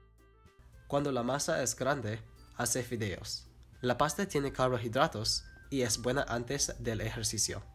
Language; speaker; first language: Spanish; non-native, learner; English